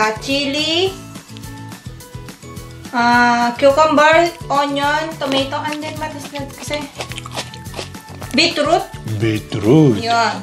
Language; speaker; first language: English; non-native, learner; Filipino